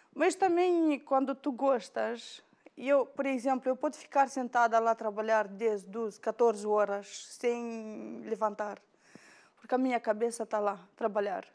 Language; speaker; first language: Portuguese; non-native, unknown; Romanian